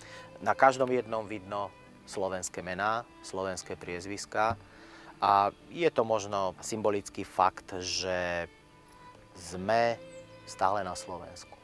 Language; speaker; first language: Slovak; native; Slovak